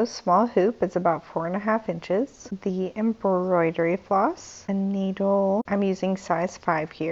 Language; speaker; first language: English; native; English